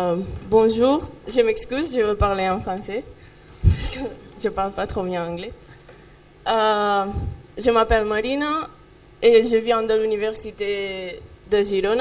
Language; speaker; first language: French; non-native, fluent; Catalan